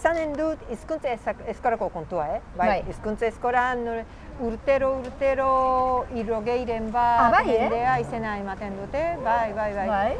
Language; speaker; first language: Basque; non-native, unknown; Japanese